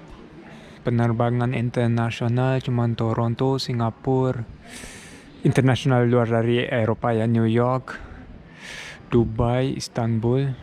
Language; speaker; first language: Indonesian; early bilingual, heritage; German